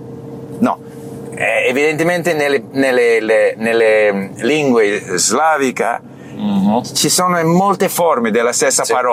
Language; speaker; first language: Italian; non-native, learner; English